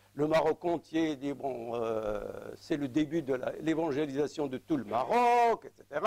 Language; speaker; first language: French; non-native, local second language; Arabic